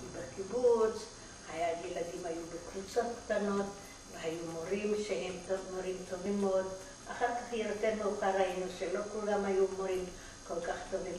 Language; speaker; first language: Hebrew; non-native, fluent; German